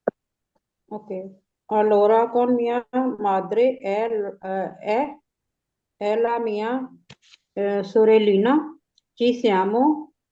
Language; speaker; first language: Italian; non-native, learner; Urdu